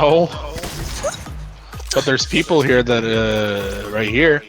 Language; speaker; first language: English; native; English